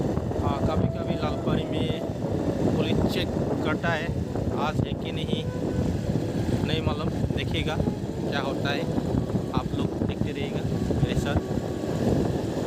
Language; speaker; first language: Hindi; non-native, local second language; Bodo